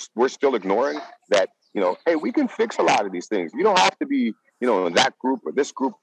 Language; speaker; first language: English; non-native, fluent; Dutch